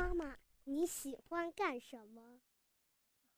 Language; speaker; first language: Chinese; early bilingual, heritage; Chinese